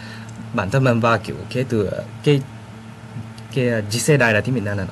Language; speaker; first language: Vietnamese; early bilingual, heritage; Vietnamese